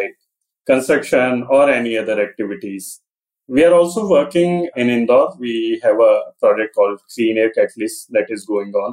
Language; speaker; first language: English; non-native, local second language; Hindi